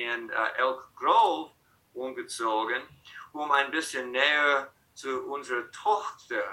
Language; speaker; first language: German; non-native, fluent; English